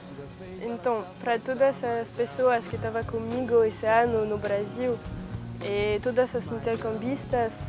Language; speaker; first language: Portuguese; non-native, fluent; French